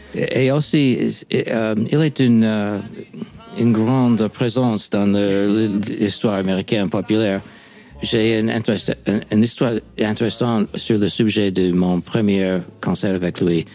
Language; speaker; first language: French; non-native, fluent; English